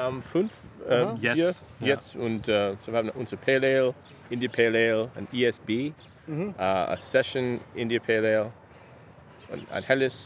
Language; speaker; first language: German; non-native, learner; English